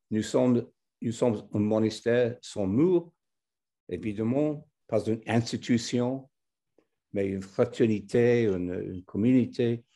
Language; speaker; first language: French; non-native, fluent; English